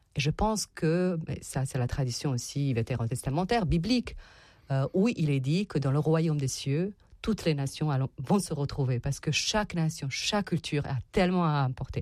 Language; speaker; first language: French; non-native, fluent; Serbian